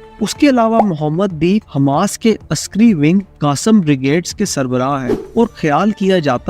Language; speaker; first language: Urdu; native; Urdu